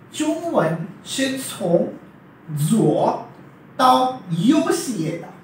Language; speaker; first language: Chinese; non-native, fluent; Urdu